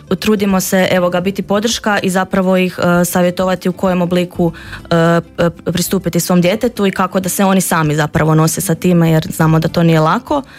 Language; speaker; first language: Croatian; native; Croatian